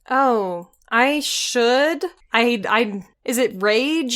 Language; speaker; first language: English; native; English